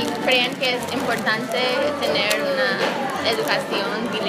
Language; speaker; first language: Spanish; non-native, learner; English